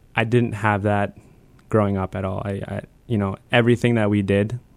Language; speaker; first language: English; early bilingual, other home language; Spanish